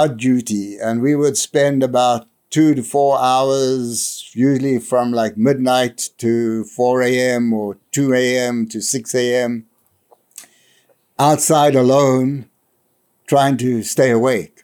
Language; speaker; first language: English; native; English